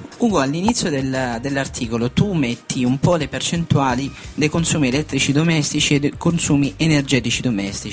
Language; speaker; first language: Italian; native; Italian